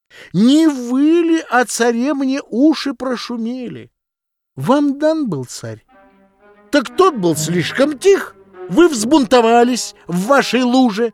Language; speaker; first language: Russian; native; Russian